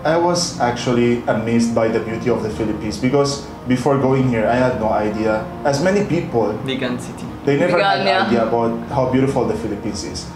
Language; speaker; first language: English; non-native, fluent; Arabic